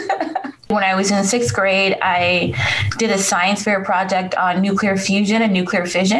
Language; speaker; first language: English; native; English